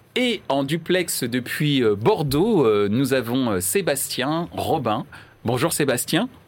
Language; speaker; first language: French; native; French